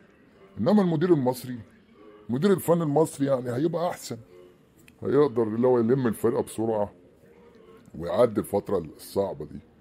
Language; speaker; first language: Arabic; native; Arabic